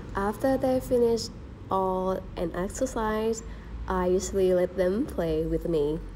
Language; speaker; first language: English; non-native, learner; Thai